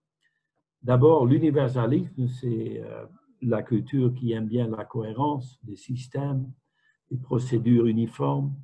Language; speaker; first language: French; non-native, fluent; Dutch